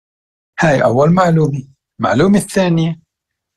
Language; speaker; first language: Arabic; native; Arabic